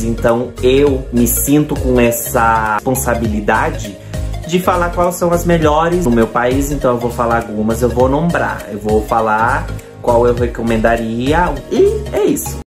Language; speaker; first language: Portuguese; non-native, fluent; Spanish